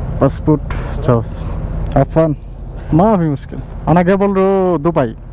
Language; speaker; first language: Arabic; non-native, learner; Bangla